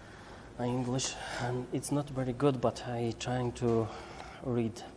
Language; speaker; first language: English; non-native, learner; Albanian